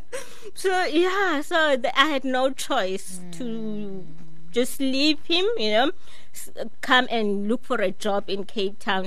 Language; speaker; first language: English; non-native, fluent; Xhosa